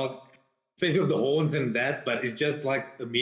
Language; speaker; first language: English; non-native, local second language; Afrikaans